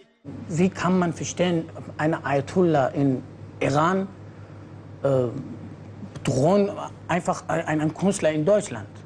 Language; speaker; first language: German; non-native, learner; Persian